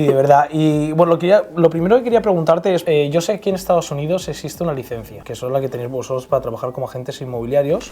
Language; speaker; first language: Spanish; native; Spanish